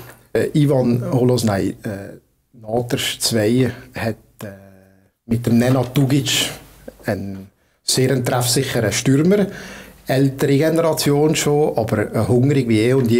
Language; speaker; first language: German; native; German